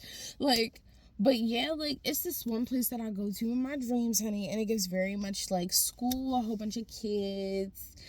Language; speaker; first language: English; native; English